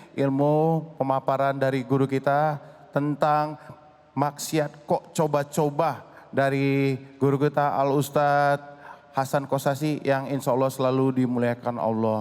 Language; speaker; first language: Indonesian; native; Indonesian